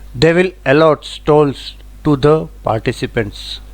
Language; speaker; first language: English; non-native, local second language; Gujarati